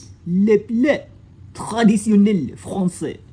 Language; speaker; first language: French; non-native, learner; English